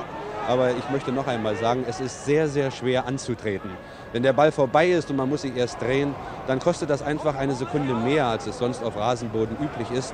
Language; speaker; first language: German; native; German